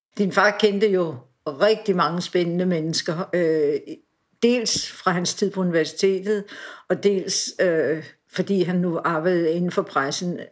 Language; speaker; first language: Danish; native; Danish